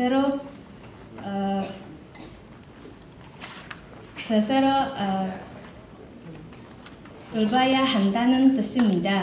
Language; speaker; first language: Korean; non-native, learner; Indonesian